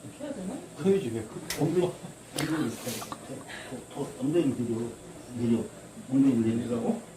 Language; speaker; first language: Korean; native; Korean